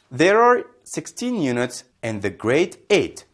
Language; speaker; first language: English; non-native, fluent; Persian